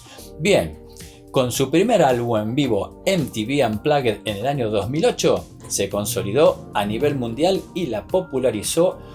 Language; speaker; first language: Spanish; native; Spanish